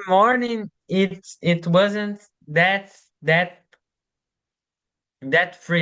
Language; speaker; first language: English; non-native, learner; Portuguese